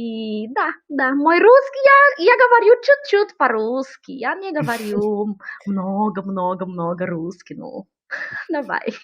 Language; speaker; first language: Russian; non-native, learner; Portuguese